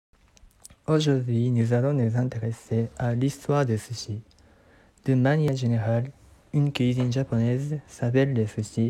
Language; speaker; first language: French; non-native, learner; Japanese